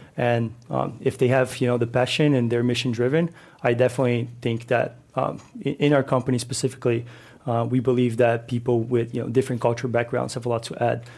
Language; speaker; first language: English; non-native, fluent; Portuguese